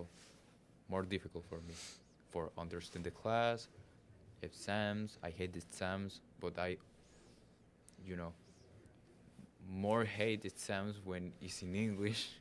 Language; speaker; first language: English; non-native, learner; Spanish